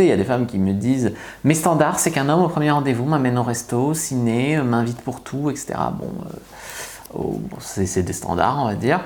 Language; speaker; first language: French; native; French